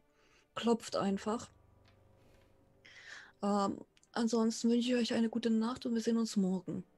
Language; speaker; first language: German; native; German